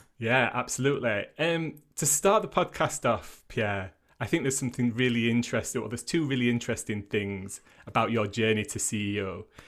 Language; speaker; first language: English; native; English